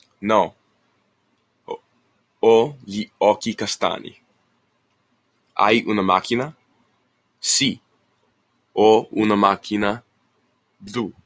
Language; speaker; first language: Italian; non-native, learner; English